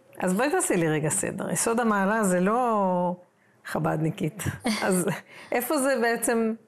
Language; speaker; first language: Hebrew; native; Hebrew